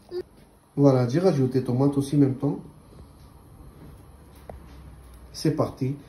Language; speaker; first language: French; non-native, learner; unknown